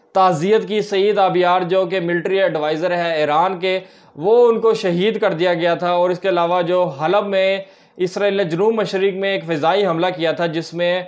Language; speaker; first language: Urdu; native; Urdu